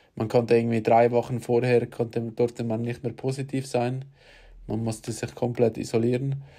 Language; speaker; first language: German; native; German